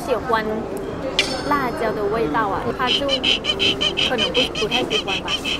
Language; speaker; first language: Chinese; non-native, learner; Thai